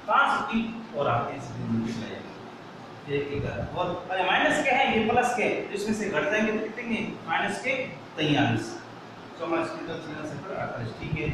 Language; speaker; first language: Hindi; native; Hindi